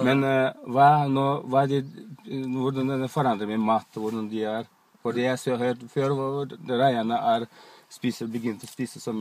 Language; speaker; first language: Norwegian; non-native, learner; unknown